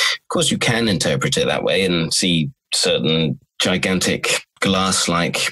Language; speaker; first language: English; native; English